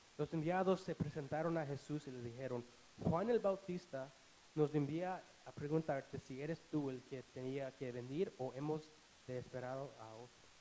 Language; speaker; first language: Spanish; non-native, fluent; English